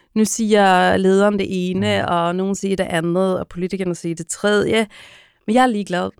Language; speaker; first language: Danish; native; Danish